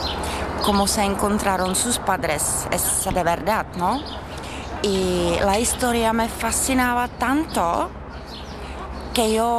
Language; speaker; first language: Spanish; non-native, learner; Czech